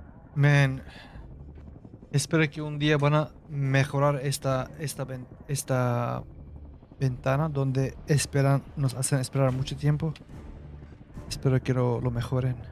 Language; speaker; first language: Spanish; non-native, learner; Turkish